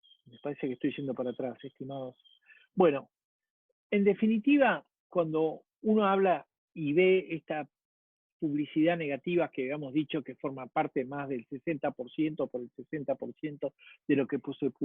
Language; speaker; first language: Spanish; native; Spanish